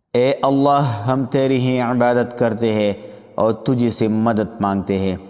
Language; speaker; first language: Urdu; non-native, local second language; Pashto